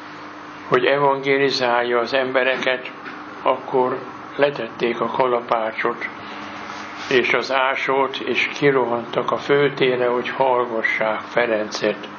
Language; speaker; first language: Hungarian; native; Hungarian